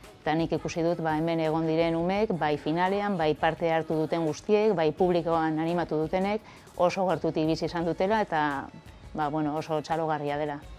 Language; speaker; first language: Basque; non-native, local second language; Spanish